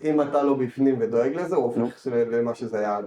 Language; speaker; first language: Hebrew; native; Hebrew